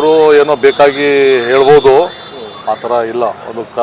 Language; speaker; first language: Kannada; non-native, local second language; Urdu